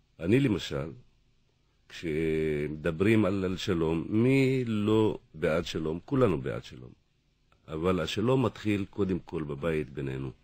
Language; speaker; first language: Hebrew; non-native, local second language; Arabic